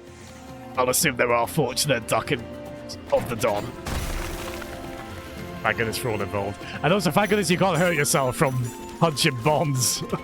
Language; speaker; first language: English; native; English